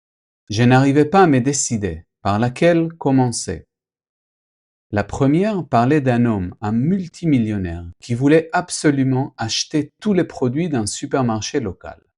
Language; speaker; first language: French; non-native, fluent; Spanish